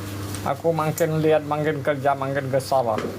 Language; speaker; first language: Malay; non-native, local second language; Hakka Chinese